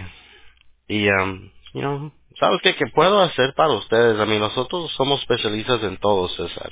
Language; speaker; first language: Spanish; early bilingual, heritage; Spanish